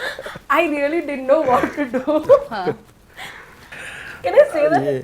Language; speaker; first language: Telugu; non-native, learner; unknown